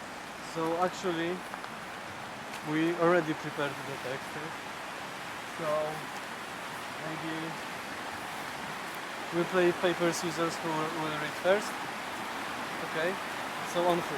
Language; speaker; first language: English; non-native, fluent; Polish